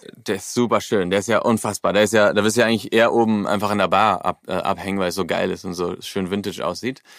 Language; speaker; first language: German; early bilingual, heritage; German